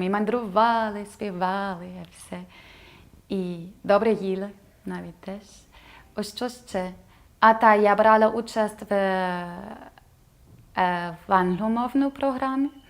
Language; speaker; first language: Ukrainian; non-native, fluent; German